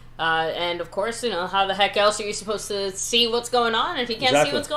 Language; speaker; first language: English; native; English